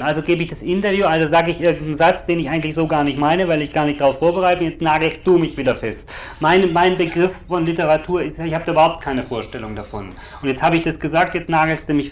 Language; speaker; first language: German; native; German